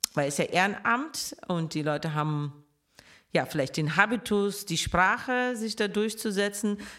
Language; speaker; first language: German; non-native, fluent; Russian